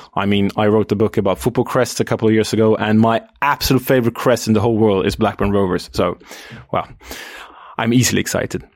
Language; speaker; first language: English; non-native, fluent; Swedish